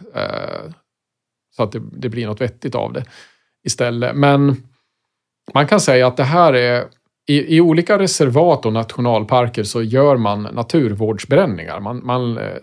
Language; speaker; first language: Swedish; native; Swedish